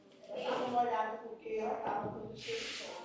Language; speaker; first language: Portuguese; native; Portuguese